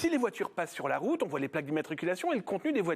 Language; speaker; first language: French; native; French